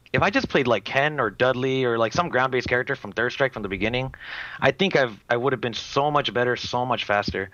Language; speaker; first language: English; native; English